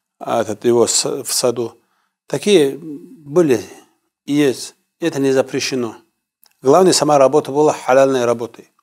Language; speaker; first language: Russian; non-native, local second language; Kumyk